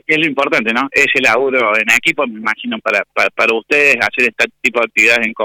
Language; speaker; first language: Spanish; native; Spanish